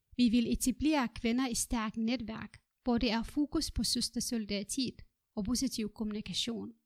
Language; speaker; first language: Danish; non-native, fluent; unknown